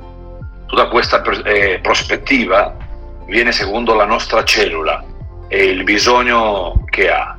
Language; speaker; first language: Italian; non-native, learner; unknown